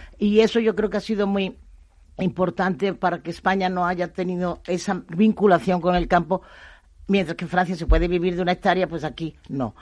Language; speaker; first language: Spanish; native; Spanish